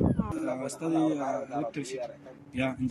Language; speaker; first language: English; non-native, learner; Arabic